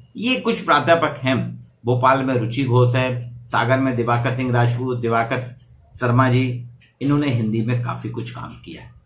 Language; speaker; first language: Hindi; native; Hindi